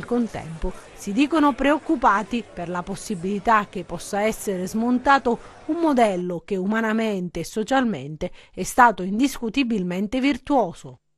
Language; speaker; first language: Italian; native; Italian